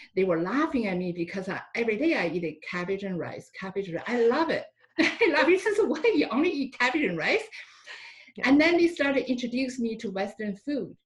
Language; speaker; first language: English; non-native, fluent; Chinese